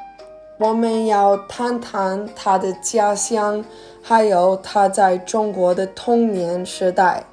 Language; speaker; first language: Chinese; early bilingual, heritage; Chinese